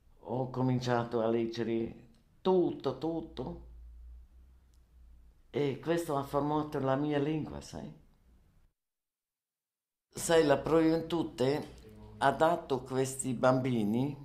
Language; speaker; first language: Italian; non-native, learner; German